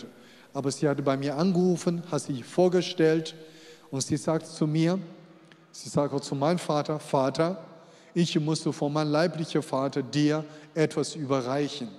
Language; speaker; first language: German; non-native, fluent; Chinese